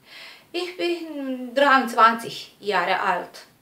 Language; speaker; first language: German; non-native, learner; Serbian